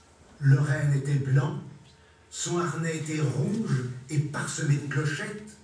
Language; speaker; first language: French; native; French